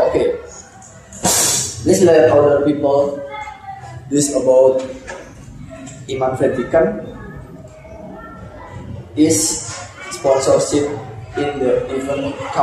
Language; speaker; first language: English; non-native, learner; Indonesian